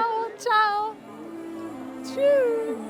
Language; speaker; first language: German; native; German